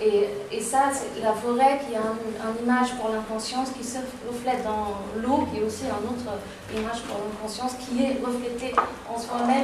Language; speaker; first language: French; non-native, fluent; German